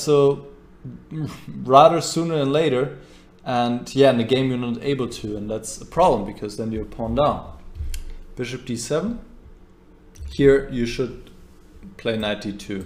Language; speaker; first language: English; non-native, fluent; German